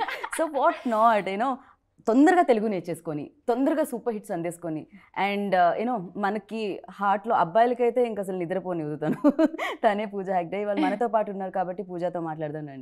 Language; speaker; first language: Telugu; native; Telugu